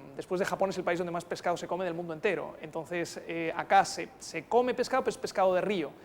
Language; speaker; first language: Spanish; native; Spanish